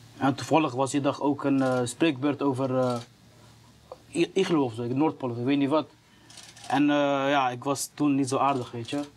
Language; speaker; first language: Dutch; early bilingual, other home language; Turkish